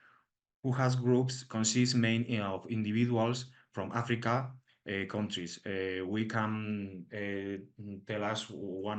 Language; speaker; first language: English; non-native, learner; Spanish